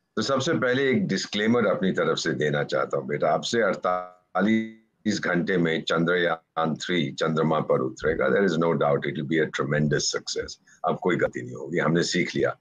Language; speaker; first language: Hindi; native; Hindi